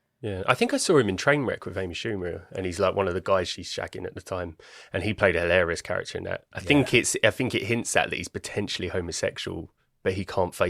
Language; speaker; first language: English; native; English